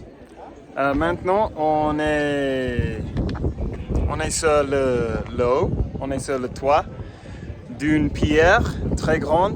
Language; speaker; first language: French; non-native, learner; English